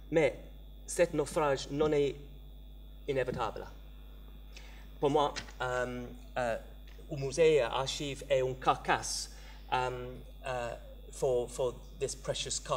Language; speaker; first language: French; non-native, learner; English